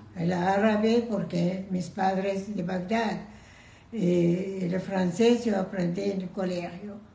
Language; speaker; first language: Spanish; non-native, learner; Persian